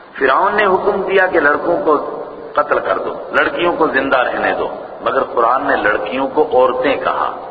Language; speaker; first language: Urdu; non-native, local second language; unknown